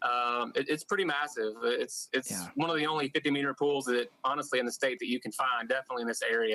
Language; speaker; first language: English; native; English